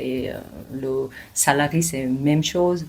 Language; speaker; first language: French; non-native, learner; Georgian